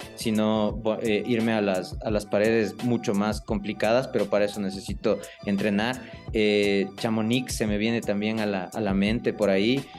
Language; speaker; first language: Spanish; native; Spanish